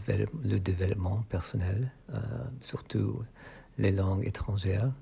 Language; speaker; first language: French; non-native, fluent; English